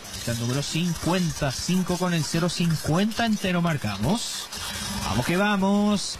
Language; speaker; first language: Spanish; native; Spanish